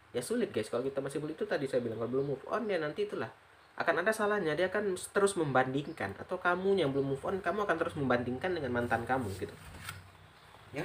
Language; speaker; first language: Indonesian; native; Indonesian